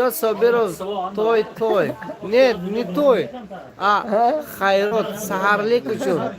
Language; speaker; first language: Russian; non-native, local second language; Tajik